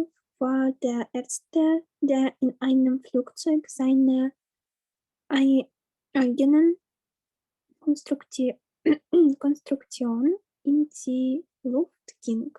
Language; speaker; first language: German; non-native, learner; Ukrainian